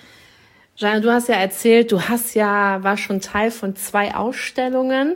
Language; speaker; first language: German; native; German